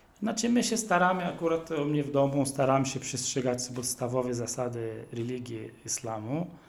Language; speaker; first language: Polish; non-native, fluent; Arabic